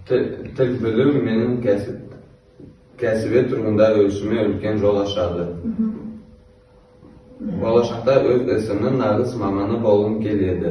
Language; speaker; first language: Kazakh; non-native, local second language; Russian